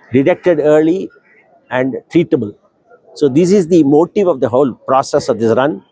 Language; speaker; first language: English; non-native, local second language; Tamil